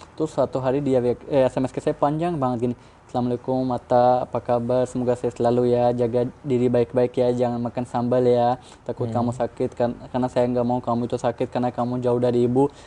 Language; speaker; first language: Indonesian; non-native, fluent; Urdu